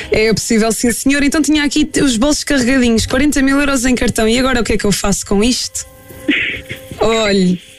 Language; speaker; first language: Portuguese; native; Portuguese